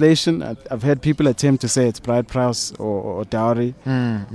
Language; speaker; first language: English; non-native, local second language; Zulu